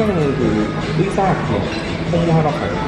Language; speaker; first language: Korean; non-native, learner; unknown